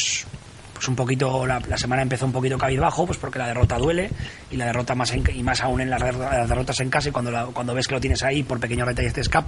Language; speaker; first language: Spanish; native; Spanish